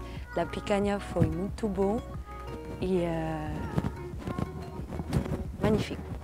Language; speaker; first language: Portuguese; early bilingual, heritage; French